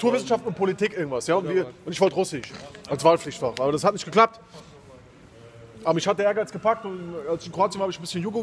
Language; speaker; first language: German; native; German